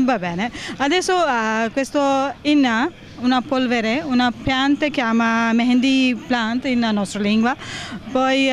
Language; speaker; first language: Italian; non-native, learner; Hindi